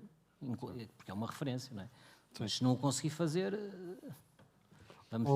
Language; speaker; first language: Portuguese; native; Portuguese